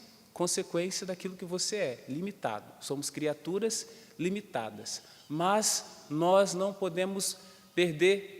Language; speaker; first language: Portuguese; native; Portuguese